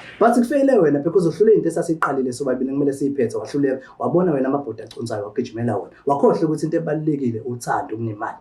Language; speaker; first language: Zulu; native; Zulu